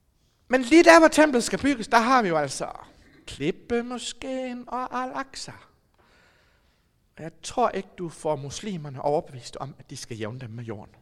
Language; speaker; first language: Danish; native; Danish